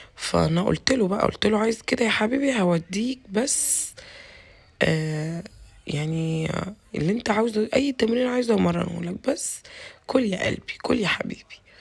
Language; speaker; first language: Egyptian Arabic; native; Egyptian Arabic